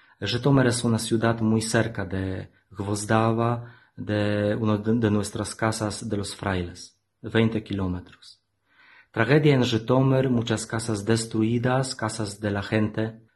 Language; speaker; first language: Spanish; non-native, learner; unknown